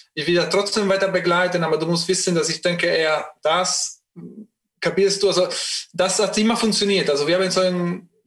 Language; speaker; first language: German; non-native, fluent; Italian